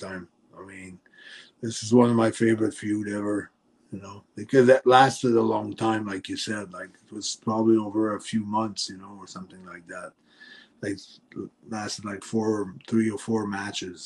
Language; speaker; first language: English; non-native, fluent; French